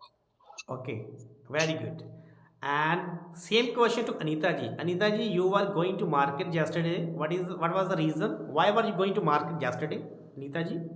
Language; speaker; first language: English; non-native, local second language; Hindi